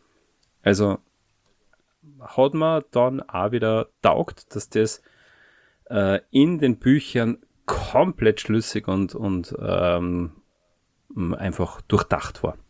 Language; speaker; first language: German; native; German